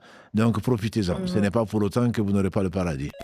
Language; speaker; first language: French; native; French